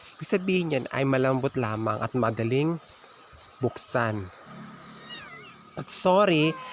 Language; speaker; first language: Filipino; native; Filipino